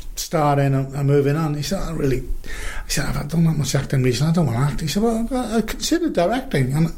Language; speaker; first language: English; native; English